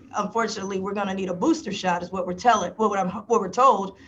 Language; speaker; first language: English; native; English